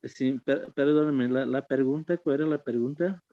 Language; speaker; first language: Spanish; non-native, fluent; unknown